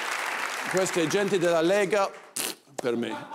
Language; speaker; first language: Italian; non-native, learner; English